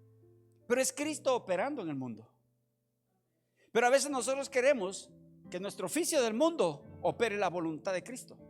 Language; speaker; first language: Spanish; native; Spanish